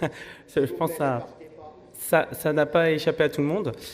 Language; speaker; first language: French; native; French